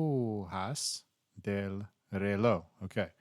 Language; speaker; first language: Spanish; non-native, learner; English